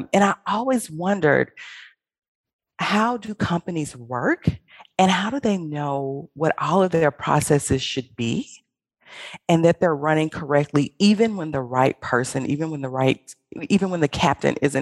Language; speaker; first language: English; native; English